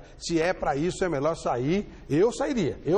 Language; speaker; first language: Portuguese; native; Portuguese